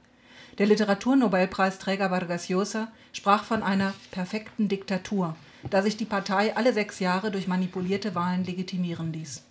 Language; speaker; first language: German; native; German